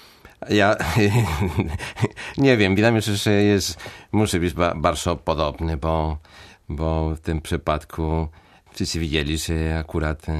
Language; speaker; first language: Polish; non-native, fluent; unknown